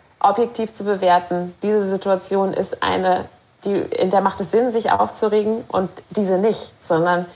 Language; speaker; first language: German; native; German